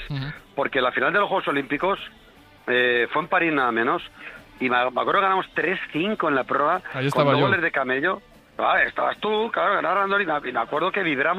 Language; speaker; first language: Spanish; native; Spanish